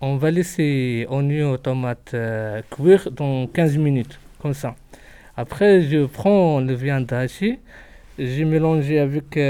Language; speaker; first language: French; non-native, learner; Arabic